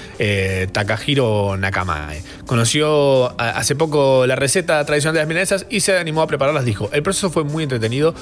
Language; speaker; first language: Spanish; native; Spanish